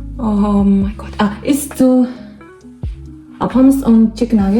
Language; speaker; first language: German; non-native, learner; Mongolian